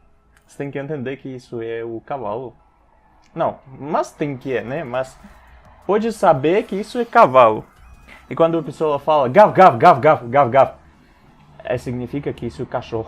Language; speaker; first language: Portuguese; non-native, fluent; Russian